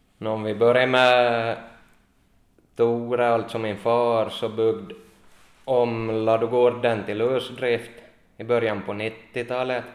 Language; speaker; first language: Swedish; native; Swedish